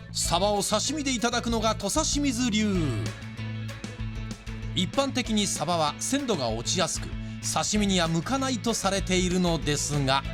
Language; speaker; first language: Japanese; native; Japanese